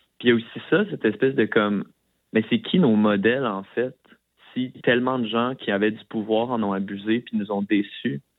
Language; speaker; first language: French; native; French